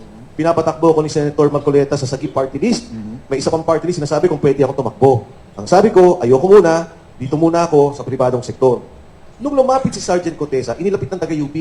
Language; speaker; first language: Filipino; native; Filipino